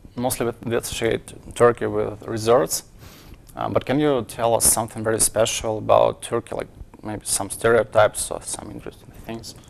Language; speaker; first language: English; non-native, fluent; Ukrainian